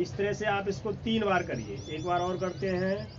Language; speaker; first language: Hindi; native; Hindi